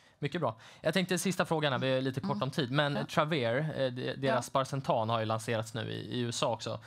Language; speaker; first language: Swedish; native; Swedish